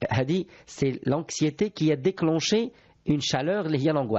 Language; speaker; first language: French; non-native, local second language; Arabic